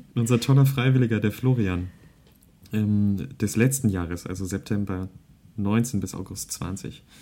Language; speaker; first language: German; early bilingual, other home language; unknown